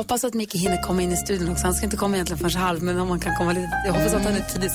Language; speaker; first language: Swedish; native; Swedish